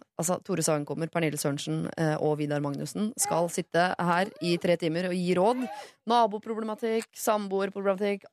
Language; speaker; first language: Norwegian; native; Norwegian